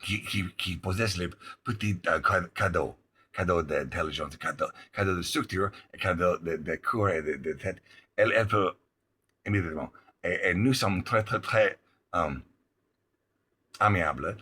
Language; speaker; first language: French; non-native, learner; English